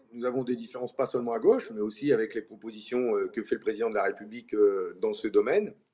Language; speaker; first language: French; native; French